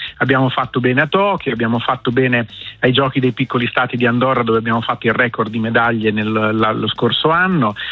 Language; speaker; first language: Italian; native; Italian